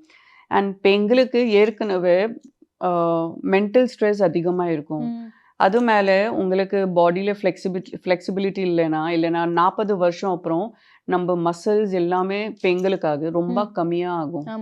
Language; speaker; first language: Tamil; non-native, fluent; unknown